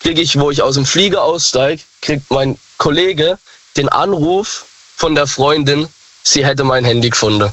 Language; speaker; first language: German; native; German